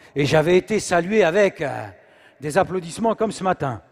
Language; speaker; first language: French; native; French